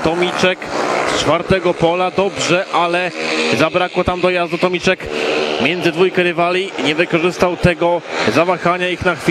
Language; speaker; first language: Polish; native; Polish